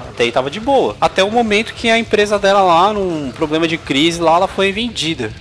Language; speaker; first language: Portuguese; native; Portuguese